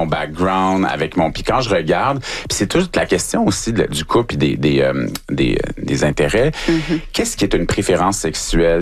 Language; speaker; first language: French; native; French